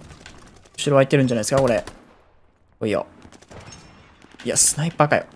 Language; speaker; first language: Japanese; native; Japanese